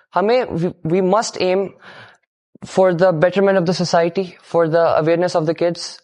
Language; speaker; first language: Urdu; early bilingual, heritage; Urdu